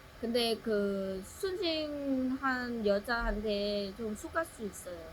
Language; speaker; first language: Korean; non-native, learner; Vietnamese